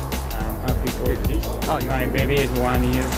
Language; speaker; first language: English; non-native, learner; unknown